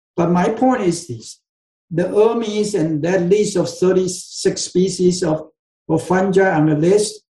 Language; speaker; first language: English; non-native, fluent; Chinese